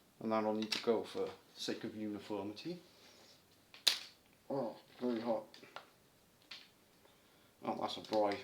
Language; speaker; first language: English; native; English